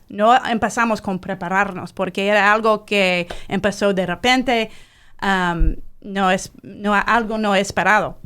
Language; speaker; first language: Spanish; non-native, fluent; English